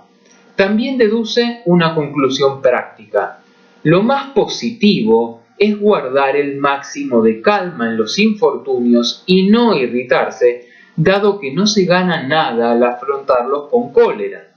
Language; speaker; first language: Spanish; native; Spanish